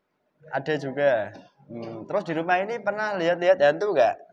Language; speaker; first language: Indonesian; native; Indonesian